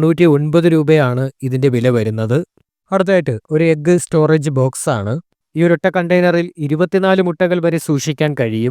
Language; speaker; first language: Malayalam; native; Malayalam